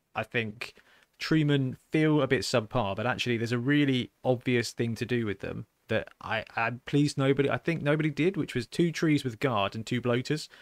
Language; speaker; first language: English; native; English